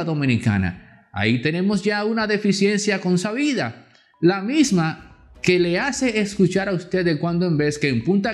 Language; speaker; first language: Spanish; native; Spanish